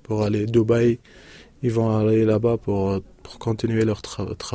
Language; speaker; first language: French; non-native, learner; Persian